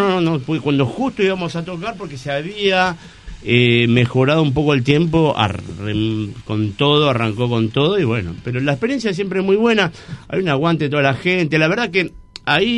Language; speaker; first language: Spanish; native; Spanish